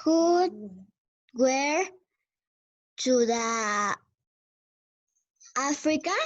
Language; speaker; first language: English; non-native, learner; Spanish